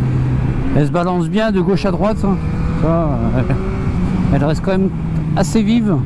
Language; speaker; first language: French; native; French